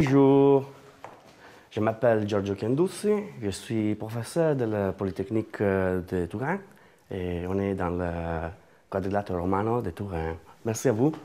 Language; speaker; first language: French; non-native, learner; Italian